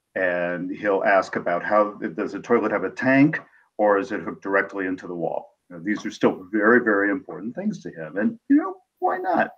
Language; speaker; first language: English; native; English